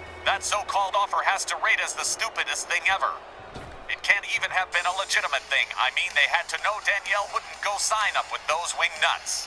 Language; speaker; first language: English; native; English